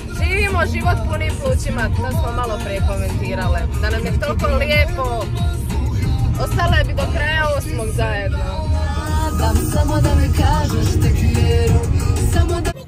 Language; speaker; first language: Serbian; early bilingual, heritage; Croatian